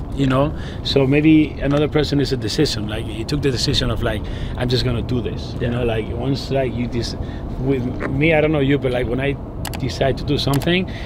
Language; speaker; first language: English; non-native, fluent; Spanish